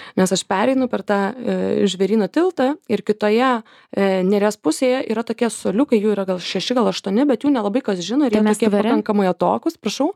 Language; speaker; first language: Lithuanian; native; Lithuanian